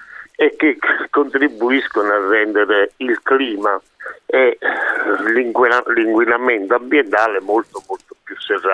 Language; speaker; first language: Italian; native; Italian